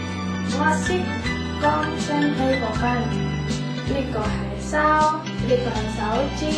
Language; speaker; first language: Chinese; non-native, learner; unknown